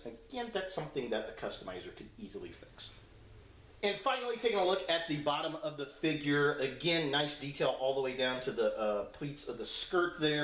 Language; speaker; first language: English; native; English